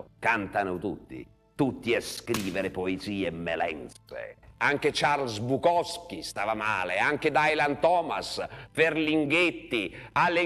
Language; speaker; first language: Italian; native; Italian